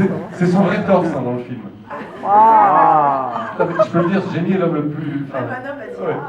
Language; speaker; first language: French; native; French